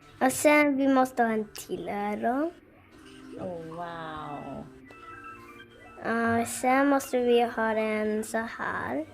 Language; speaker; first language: Swedish; early bilingual, other home language; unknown